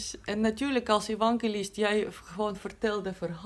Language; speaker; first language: Dutch; non-native, learner; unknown